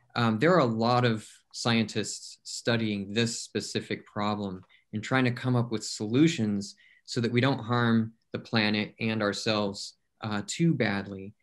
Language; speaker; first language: English; native; English